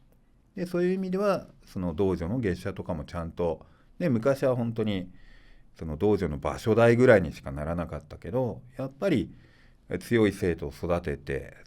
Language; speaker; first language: Japanese; native; Japanese